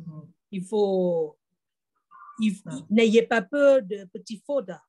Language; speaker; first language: French; non-native, fluent; Thai